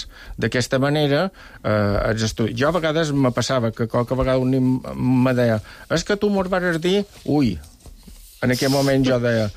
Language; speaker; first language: Catalan; native; Catalan